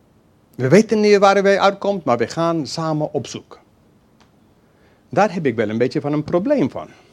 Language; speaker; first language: Dutch; non-native, fluent; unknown